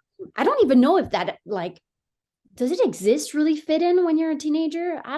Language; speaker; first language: English; non-native, fluent; French